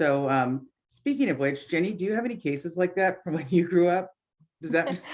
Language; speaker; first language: English; native; English